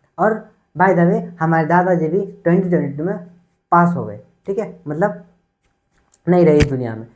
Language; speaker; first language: Hindi; native; Hindi